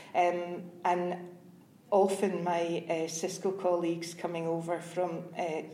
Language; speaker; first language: English; native; English